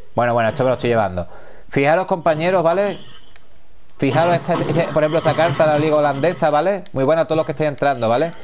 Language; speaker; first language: Spanish; native; Spanish